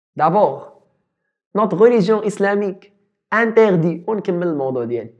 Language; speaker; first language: French; non-native, local second language; Arabic